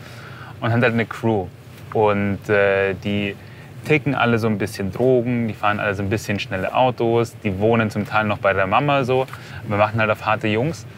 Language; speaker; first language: German; native; German